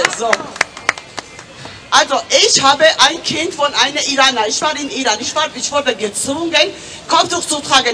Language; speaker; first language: German; non-native, fluent; Georgian